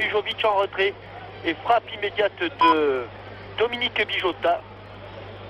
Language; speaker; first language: French; native; French